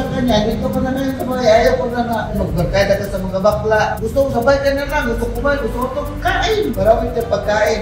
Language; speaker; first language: Filipino; non-native, local second language; Cebuano